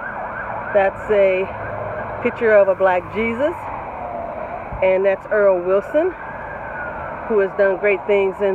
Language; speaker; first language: English; native; English